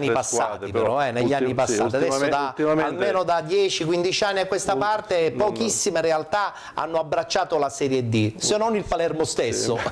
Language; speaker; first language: Italian; native; Italian